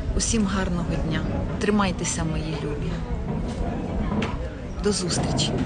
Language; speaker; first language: Ukrainian; native; Ukrainian